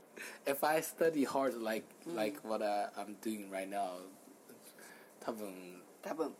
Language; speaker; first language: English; non-native, fluent; Chinese